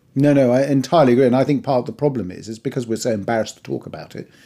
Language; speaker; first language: English; early bilingual, other home language; Persian